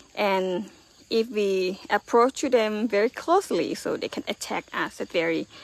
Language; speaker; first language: English; non-native, learner; Thai